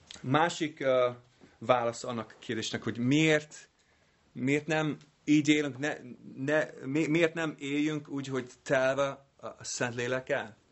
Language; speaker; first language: Hungarian; non-native, fluent; English